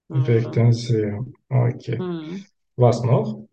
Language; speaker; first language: German; non-native, learner; Turkish